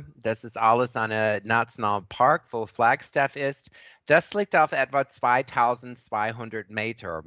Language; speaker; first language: German; non-native, fluent; English